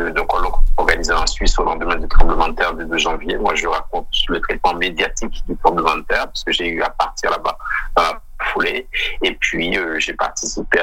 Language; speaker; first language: French; native; French